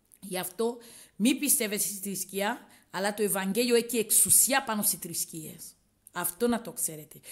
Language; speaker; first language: Greek; non-native, learner; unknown